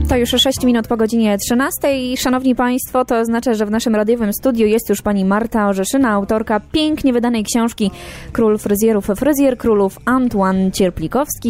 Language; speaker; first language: Polish; native; Polish